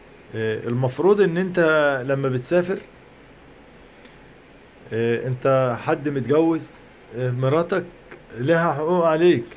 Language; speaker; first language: Arabic; native; Arabic